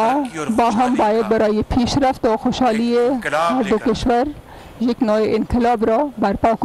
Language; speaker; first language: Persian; non-native, learner; Urdu